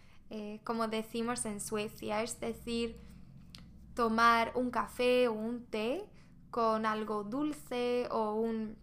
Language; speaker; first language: Spanish; non-native, fluent; Swedish